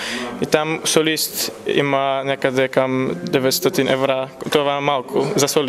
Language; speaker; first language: Bulgarian; early bilingual, heritage; Polish